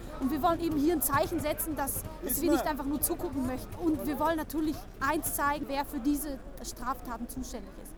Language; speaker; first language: German; early bilingual, other home language; Kurdish